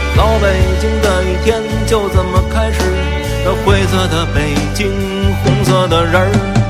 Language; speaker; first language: Chinese; non-native, fluent; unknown